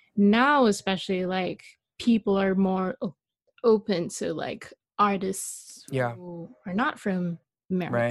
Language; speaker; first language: English; non-native, local second language; Malay